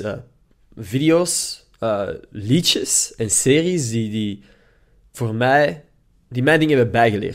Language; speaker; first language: Dutch; native; Dutch